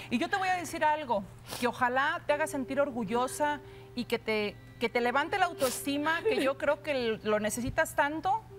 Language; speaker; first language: Spanish; native; Spanish